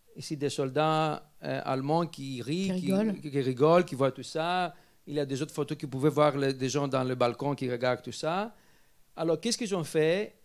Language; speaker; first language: French; non-native, fluent; Greek